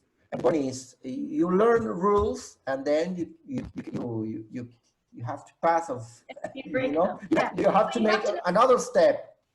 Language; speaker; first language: English; non-native, fluent; Spanish